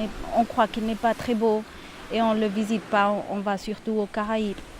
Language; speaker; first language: French; non-native, fluent; Spanish